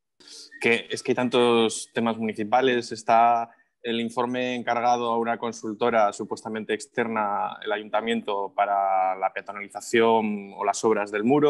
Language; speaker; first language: Spanish; native; Spanish